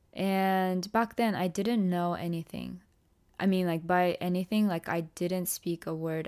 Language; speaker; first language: English; early bilingual, other home language; Japanese